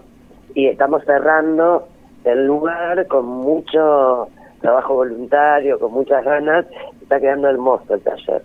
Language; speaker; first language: Spanish; native; Spanish